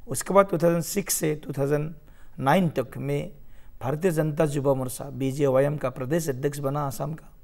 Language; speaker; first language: Hindi; non-native, local second language; Assamese